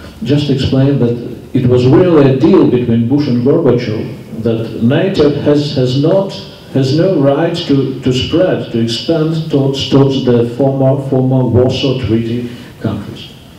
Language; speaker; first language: English; non-native, fluent; Slovak